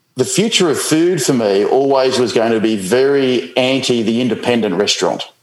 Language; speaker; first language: English; native; English